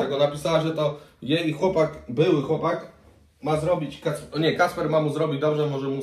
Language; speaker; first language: Polish; native; Polish